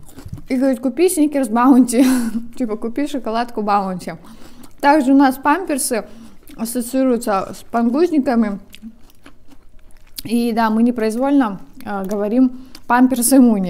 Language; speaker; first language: Russian; native; Russian